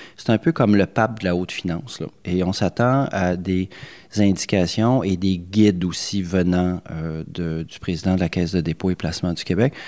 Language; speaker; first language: French; native; French